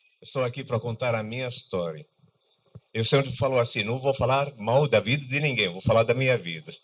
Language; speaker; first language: Portuguese; non-native, fluent; Arabic